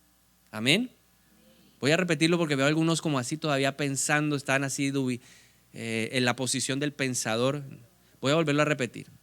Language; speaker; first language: Spanish; native; Spanish